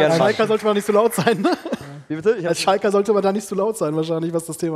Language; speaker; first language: German; native; German